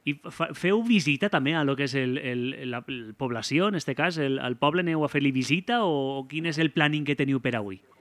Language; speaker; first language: Catalan; native; Catalan